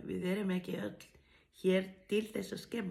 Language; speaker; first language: Icelandic; non-native, fluent; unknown